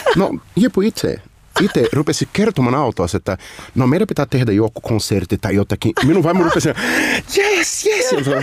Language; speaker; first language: Finnish; non-native, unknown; Portuguese